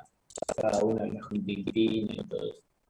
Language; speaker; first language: Spanish; native; Spanish